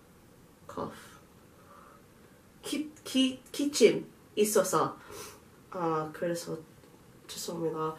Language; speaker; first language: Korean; non-native, learner; English